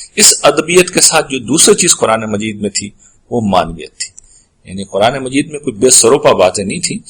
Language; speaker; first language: Urdu; native; Urdu